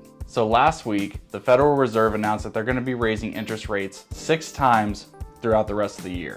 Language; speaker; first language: English; native; English